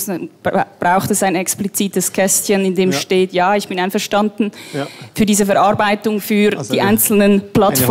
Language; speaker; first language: German; native; German